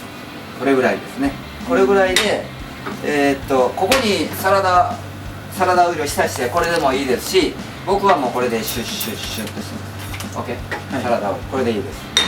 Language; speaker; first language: Japanese; native; Japanese